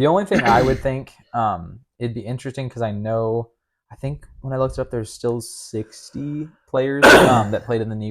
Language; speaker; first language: English; native; English